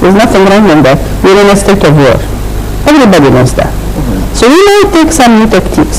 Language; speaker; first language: English; non-native, fluent; Arabic